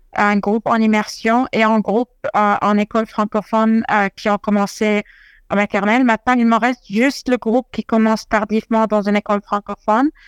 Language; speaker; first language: French; non-native, fluent; Arabic